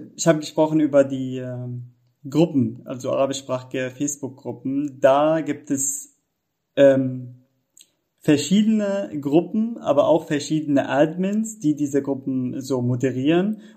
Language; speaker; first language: German; non-native, fluent; Arabic